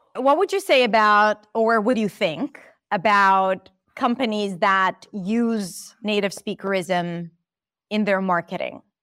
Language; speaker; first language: English; non-native, fluent; Hebrew